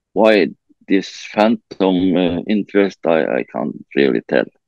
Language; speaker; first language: English; non-native, learner; Norwegian